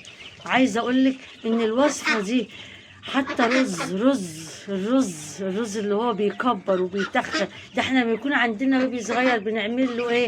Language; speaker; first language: Arabic; native; Arabic